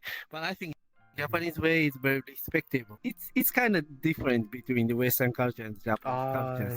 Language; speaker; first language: English; non-native, learner; Japanese